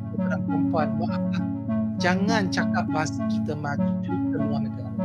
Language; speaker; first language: Malay; non-native, local second language; Chinese